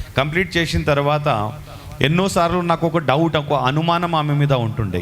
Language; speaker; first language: Telugu; non-native, local second language; Urdu